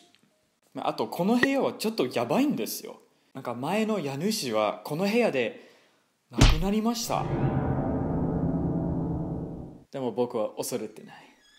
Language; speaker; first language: Japanese; non-native, fluent; English